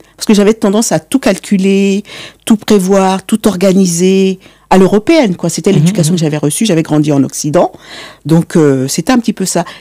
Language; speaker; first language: French; native; French